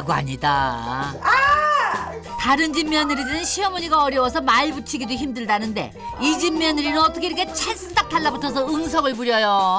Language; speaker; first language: Korean; native; Korean